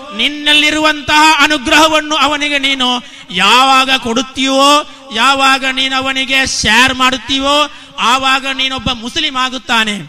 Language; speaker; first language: Kannada; native; Kannada